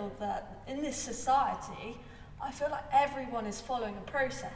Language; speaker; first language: English; native; English